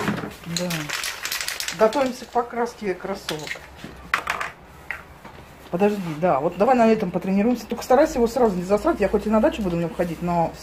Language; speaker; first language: Russian; native; Russian